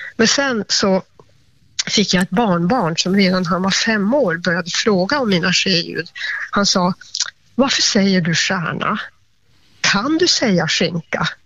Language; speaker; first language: Swedish; native; Swedish